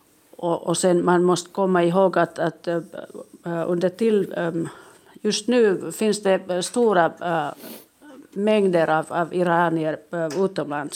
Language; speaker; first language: Swedish; non-native, local second language; Finnish